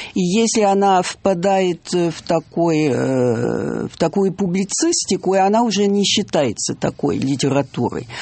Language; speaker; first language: Russian; early bilingual, heritage; French